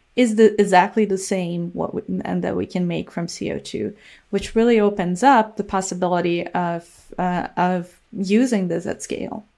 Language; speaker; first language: English; non-native, fluent; Portuguese